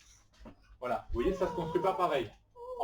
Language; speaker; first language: French; native; French